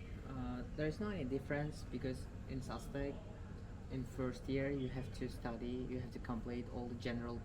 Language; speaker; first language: English; non-native, fluent; Uzbek